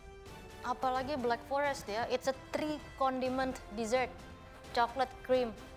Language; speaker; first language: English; non-native, fluent; Indonesian